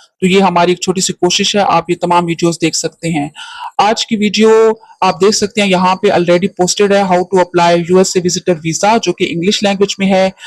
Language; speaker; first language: Urdu; native; Urdu